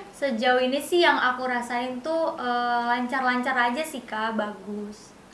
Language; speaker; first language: Indonesian; native; Indonesian